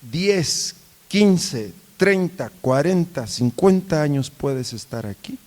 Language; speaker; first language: Spanish; native; Spanish